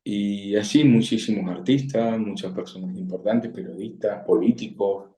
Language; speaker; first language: Spanish; native; Spanish